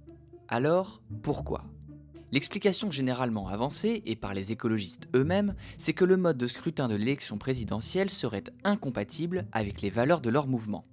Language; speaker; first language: French; native; French